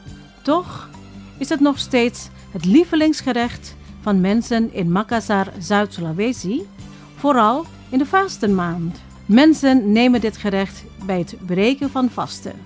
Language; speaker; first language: Dutch; non-native, fluent; Indonesian